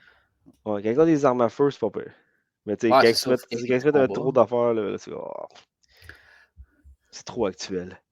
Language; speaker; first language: French; native; French